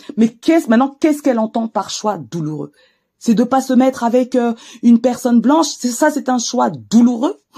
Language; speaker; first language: French; native; French